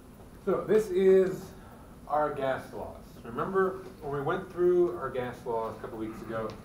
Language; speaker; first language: English; native; English